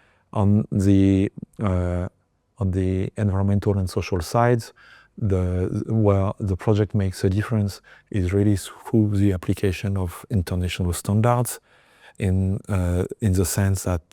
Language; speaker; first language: English; non-native, fluent; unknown